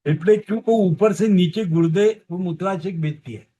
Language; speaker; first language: Hindi; non-native, local second language; Marathi